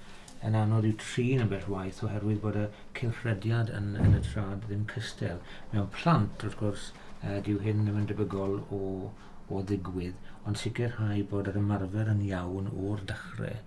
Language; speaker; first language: Welsh; native; Welsh